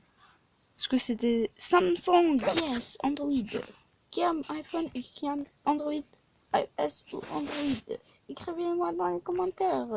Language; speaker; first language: French; non-native, learner; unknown